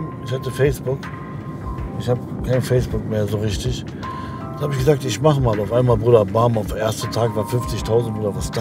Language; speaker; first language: German; early bilingual, other home language; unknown